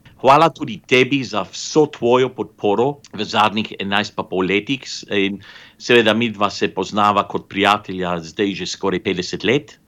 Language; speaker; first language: Slovenian; early bilingual, heritage; Slovenian